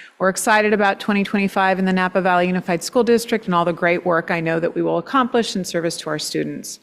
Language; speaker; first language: English; native; English